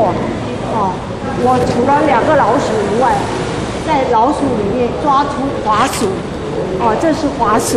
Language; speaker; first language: Chinese; native; Chinese